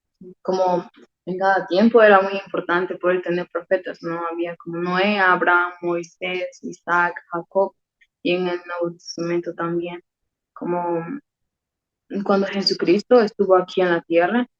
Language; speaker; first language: Spanish; non-native, learner; English